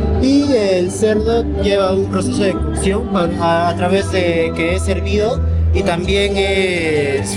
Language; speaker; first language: Spanish; native; Spanish